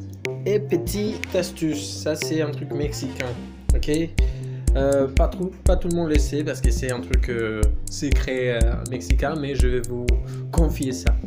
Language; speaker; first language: French; non-native, fluent; Spanish